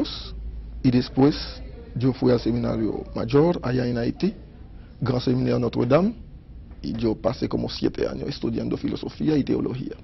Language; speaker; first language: Spanish; non-native, fluent; Haitian Creole